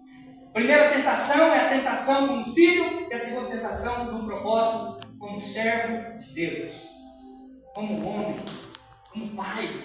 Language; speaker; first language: Portuguese; native; Portuguese